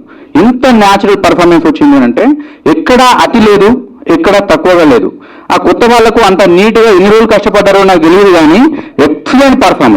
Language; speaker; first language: Telugu; native; Telugu